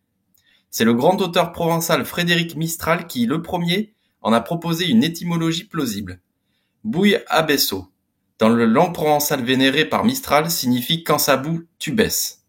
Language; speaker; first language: French; native; French